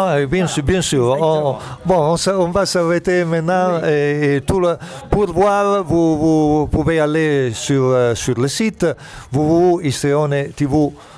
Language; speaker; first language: French; non-native, fluent; Italian